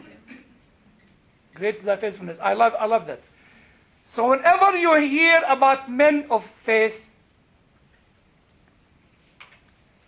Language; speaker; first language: English; non-native, fluent; Arabic